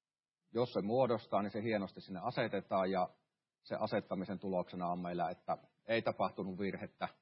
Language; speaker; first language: Finnish; native; Finnish